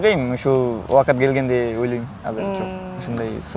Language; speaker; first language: Kyrgyz; non-native, learner; Bangla